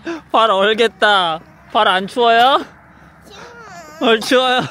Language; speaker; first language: Korean; native; Korean